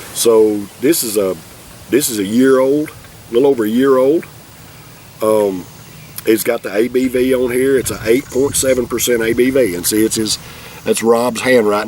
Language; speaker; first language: English; native; English